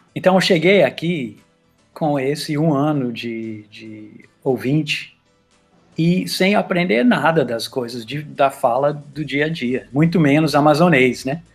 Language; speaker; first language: Portuguese; non-native, fluent; English